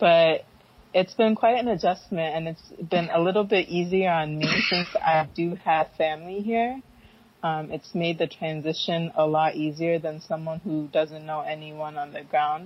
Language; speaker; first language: English; early bilingual, other home language; Akan